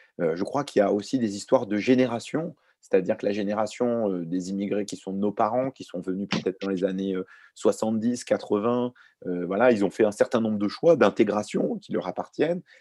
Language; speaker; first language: French; early bilingual, other home language; Arabic